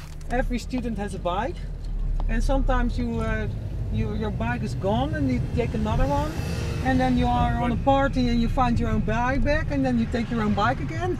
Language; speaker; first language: English; non-native, fluent; Dutch